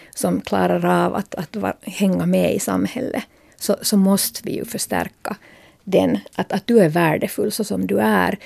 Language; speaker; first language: Swedish; native; Swedish